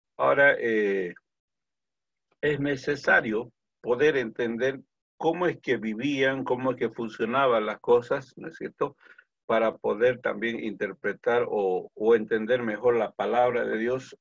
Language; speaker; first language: Spanish; native; Spanish